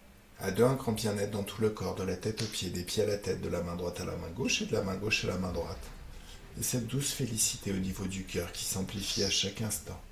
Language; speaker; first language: French; native; French